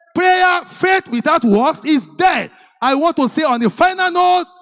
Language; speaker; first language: English; non-native, local second language; Yoruba